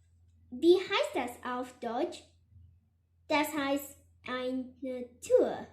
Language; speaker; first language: German; non-native, learner; Vietnamese